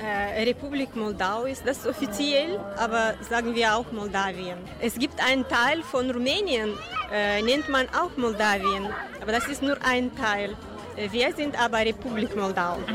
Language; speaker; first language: German; non-native, learner; Romanian